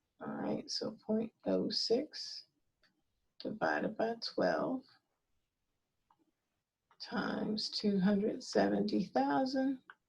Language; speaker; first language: English; native; English